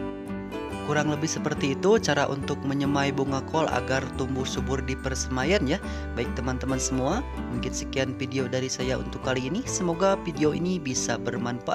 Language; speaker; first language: Indonesian; native; Indonesian